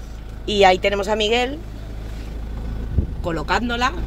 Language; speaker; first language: Spanish; native; Spanish